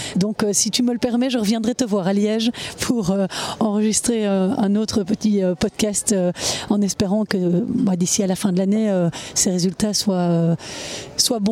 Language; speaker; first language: French; native; French